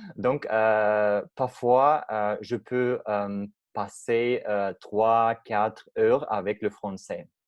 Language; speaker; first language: French; non-native, learner; Russian